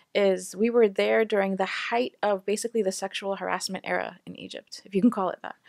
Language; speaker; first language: English; native; English